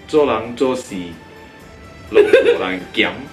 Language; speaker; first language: Chinese; native; Chinese